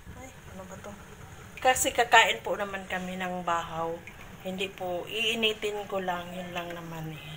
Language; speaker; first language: Filipino; non-native, local second language; Cebuano